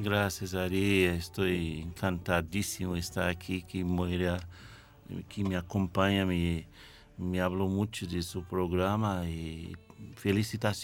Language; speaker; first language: Spanish; non-native, fluent; English